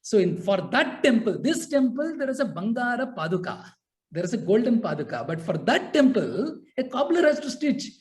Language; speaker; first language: English; non-native, local second language; Kannada